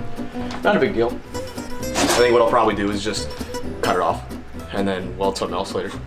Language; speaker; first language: English; native; English